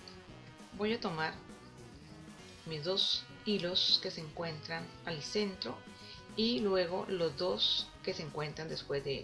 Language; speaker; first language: Spanish; native; Spanish